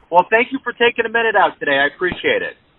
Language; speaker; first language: English; native; English